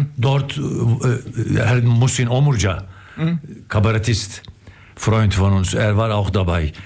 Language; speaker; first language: German; non-native, fluent; Turkish